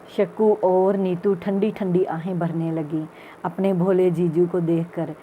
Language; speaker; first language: Hindi; non-native, local second language; Punjabi